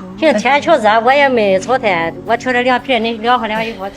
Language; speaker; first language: Chinese; native; Chinese